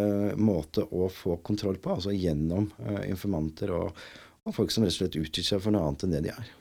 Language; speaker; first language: Norwegian; native; Norwegian